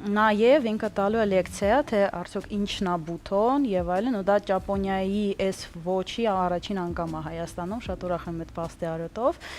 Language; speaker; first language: Armenian; early bilingual, heritage; Armenian